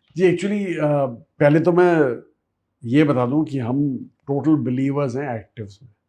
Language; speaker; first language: Hindi; non-native, local second language; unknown